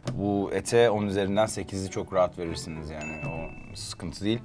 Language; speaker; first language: Turkish; native; Turkish